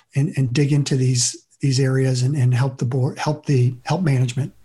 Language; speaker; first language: English; native; English